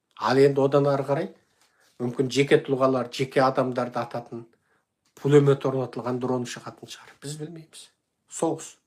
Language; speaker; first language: Kazakh; native; Kazakh